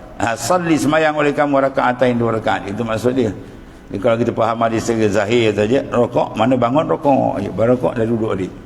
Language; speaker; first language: Malay; native; Malay